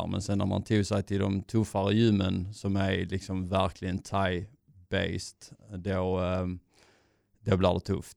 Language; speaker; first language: Swedish; native; Swedish